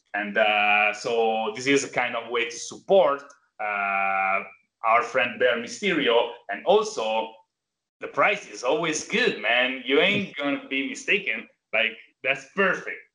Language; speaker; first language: English; non-native, fluent; Italian